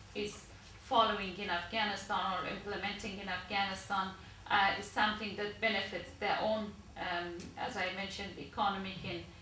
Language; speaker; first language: English; non-native, learner; Persian